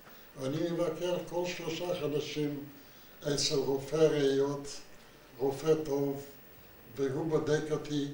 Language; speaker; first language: Hebrew; non-native, fluent; Yiddish